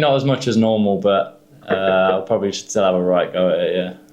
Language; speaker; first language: English; native; English